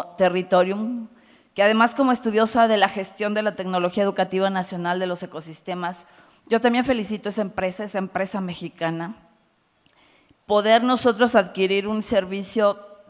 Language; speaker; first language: Spanish; native; Spanish